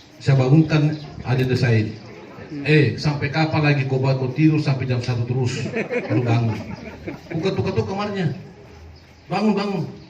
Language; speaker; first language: Indonesian; non-native, local second language; Buginese